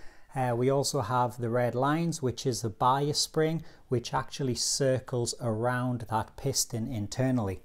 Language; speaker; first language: English; native; English